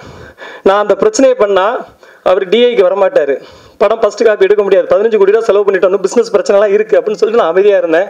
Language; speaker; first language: Tamil; native; Tamil